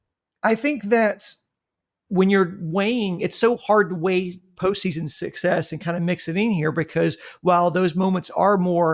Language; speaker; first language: English; native; English